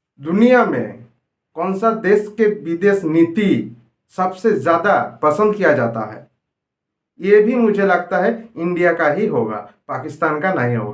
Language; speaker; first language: Hindi; non-native, local second language; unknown